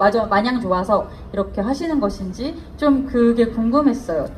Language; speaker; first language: Korean; native; Korean